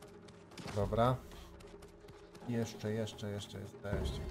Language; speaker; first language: Polish; native; Polish